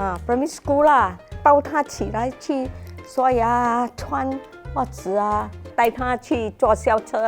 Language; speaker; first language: Chinese; native; Chinese